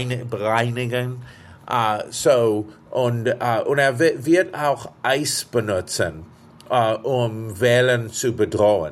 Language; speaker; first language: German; non-native, fluent; English